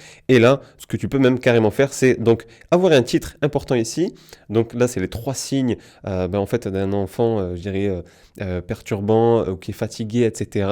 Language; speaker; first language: French; native; French